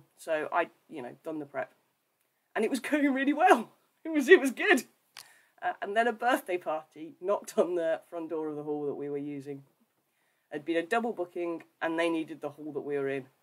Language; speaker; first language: English; native; English